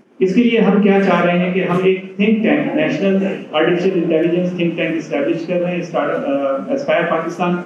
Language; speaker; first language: Urdu; native; Urdu